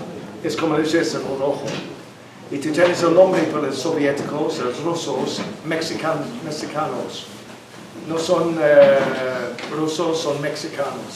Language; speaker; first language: Spanish; non-native, learner; English